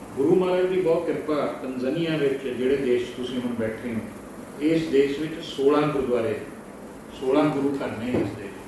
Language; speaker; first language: Punjabi; early bilingual, heritage; Punjabi